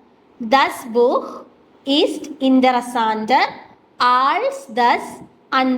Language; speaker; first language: German; non-native, fluent; Malayalam